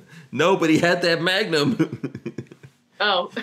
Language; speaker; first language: English; native; English